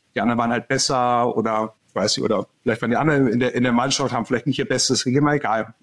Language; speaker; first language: German; native; German